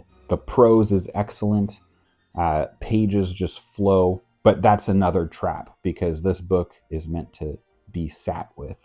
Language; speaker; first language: English; native; English